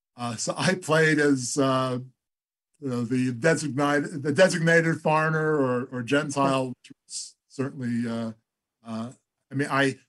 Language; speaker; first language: English; native; English